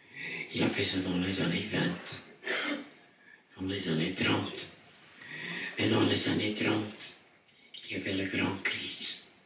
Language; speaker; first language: French; non-native, fluent; Dutch